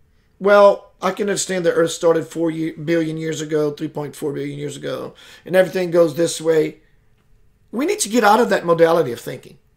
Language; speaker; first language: English; native; English